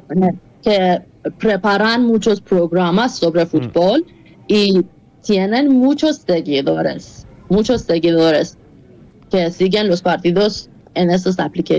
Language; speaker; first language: Spanish; non-native, fluent; Persian